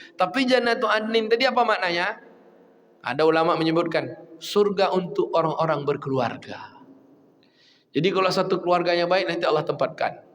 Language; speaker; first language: Malay; non-native, local second language; Minangkabau